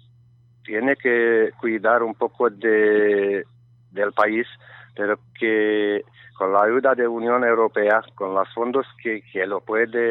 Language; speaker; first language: Spanish; non-native, learner; Romanian